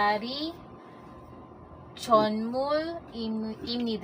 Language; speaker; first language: Korean; non-native, learner; Filipino